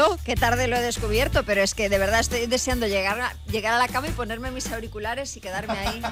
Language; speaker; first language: Spanish; native; Spanish